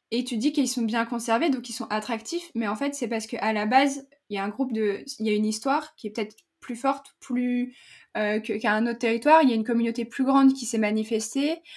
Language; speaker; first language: French; native; French